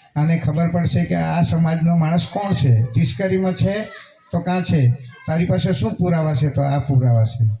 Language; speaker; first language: Gujarati; non-native, local second language; Kukna